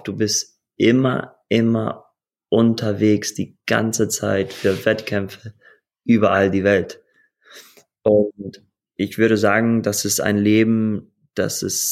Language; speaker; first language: German; early bilingual, heritage; German